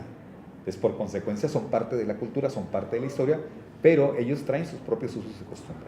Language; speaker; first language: Spanish; native; Spanish